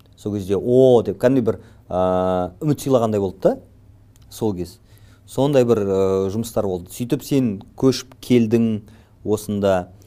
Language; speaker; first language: Kazakh; native; Kazakh